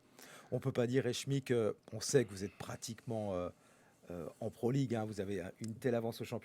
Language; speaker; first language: French; native; French